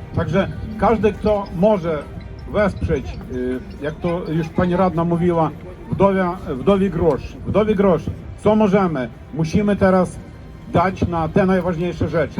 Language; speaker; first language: Polish; non-native, fluent; Ukrainian